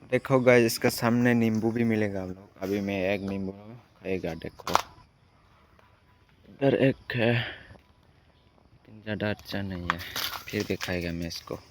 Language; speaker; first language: Hindi; non-native, local second language; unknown